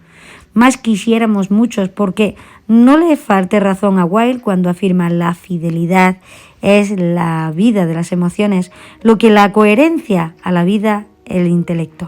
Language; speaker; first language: Spanish; native; Spanish